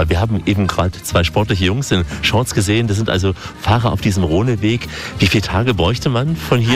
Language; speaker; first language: German; native; German